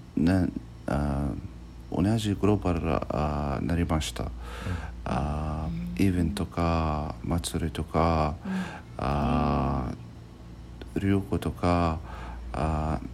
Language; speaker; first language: Japanese; non-native, learner; Arabic